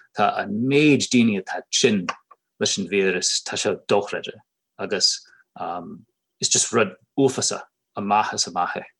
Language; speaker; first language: Irish; native; Irish